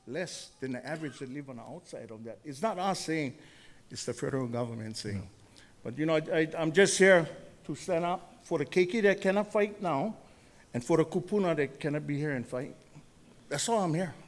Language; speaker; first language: English; native; English